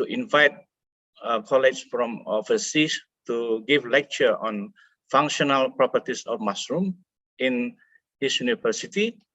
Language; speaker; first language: English; non-native, fluent; Indonesian